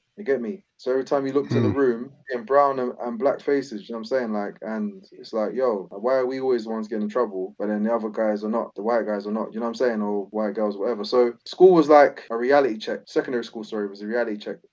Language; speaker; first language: English; native; English